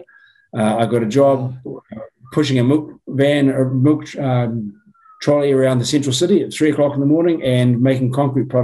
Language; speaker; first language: English; native; English